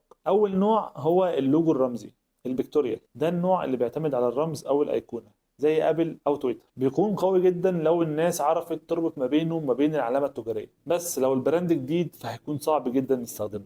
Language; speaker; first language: Arabic; native; Arabic